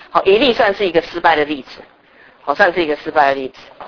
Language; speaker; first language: Chinese; native; Chinese